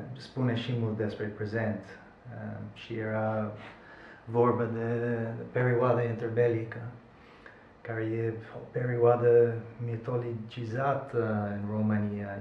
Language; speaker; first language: Romanian; non-native, fluent; English